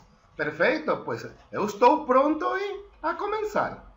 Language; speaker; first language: Portuguese; non-native, fluent; Spanish